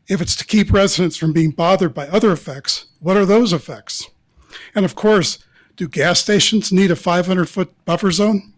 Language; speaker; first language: English; native; English